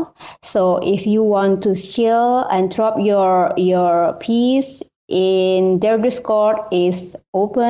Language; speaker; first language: English; non-native, learner; Indonesian